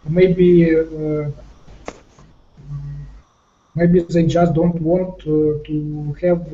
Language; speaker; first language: English; non-native, fluent; Ukrainian